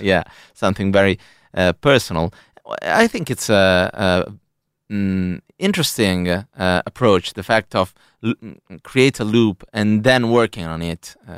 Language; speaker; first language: English; non-native, fluent; Italian